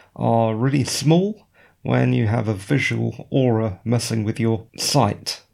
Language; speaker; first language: English; native; English